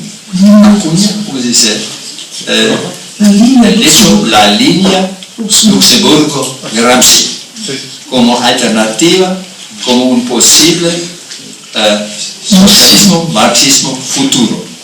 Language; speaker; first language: Spanish; non-native, fluent; German